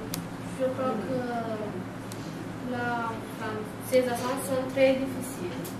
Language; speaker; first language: French; non-native, learner; Romanian